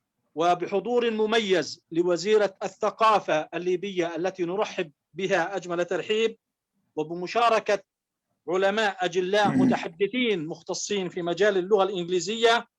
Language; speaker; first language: Arabic; native; Arabic